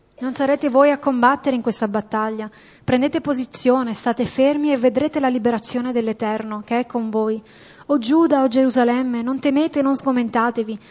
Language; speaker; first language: Italian; native; Italian